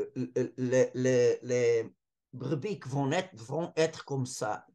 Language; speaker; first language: French; non-native, fluent; Portuguese